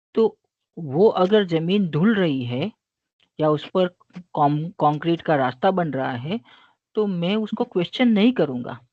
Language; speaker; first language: Hindi; non-native, local second language; Gujarati